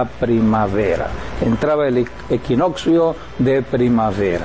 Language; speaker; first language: Spanish; native; Spanish